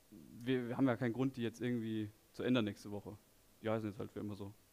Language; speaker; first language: German; native; German